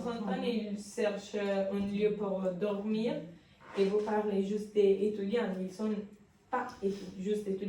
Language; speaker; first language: French; non-native, learner; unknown